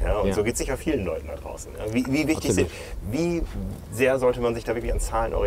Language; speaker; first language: German; native; German